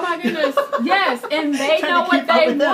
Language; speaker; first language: English; native; English